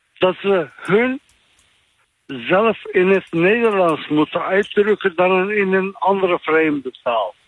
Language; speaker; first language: Dutch; non-native, fluent; Turkish